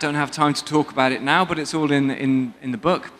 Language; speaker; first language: English; native; English